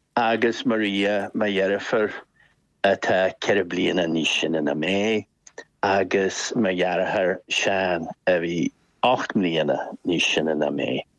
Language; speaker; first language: Irish; non-native, local second language; English